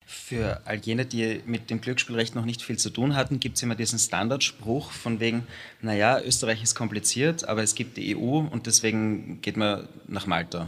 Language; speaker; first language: German; native; German